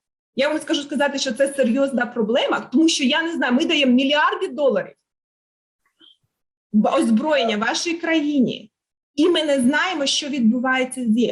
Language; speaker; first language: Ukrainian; non-native, learner; English